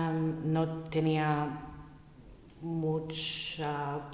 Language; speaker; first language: Spanish; non-native, fluent; English